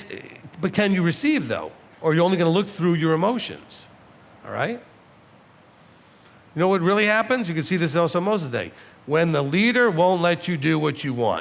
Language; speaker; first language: English; native; English